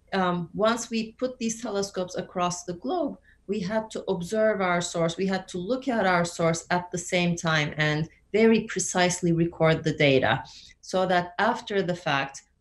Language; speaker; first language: English; non-native, fluent; Turkish